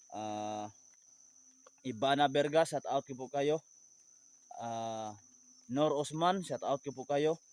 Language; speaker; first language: Filipino; non-native, local second language; Cebuano